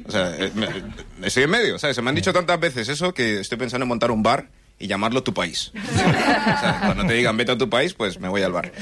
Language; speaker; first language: Spanish; early bilingual, other home language; English